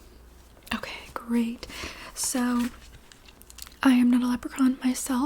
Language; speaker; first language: English; native; English